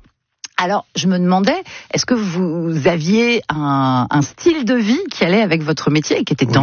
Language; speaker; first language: French; native; French